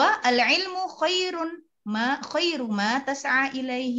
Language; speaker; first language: Arabic; non-native, fluent; Indonesian